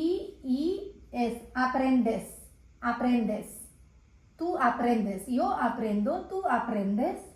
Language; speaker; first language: Spanish; non-native, fluent; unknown